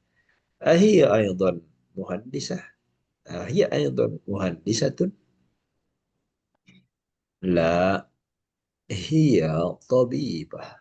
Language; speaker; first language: Arabic; non-native, fluent; Malay